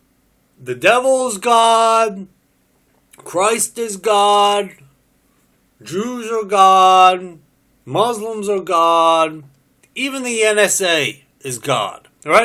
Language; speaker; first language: English; native; English